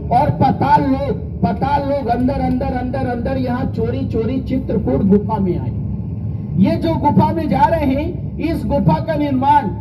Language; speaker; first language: Hindi; native; Hindi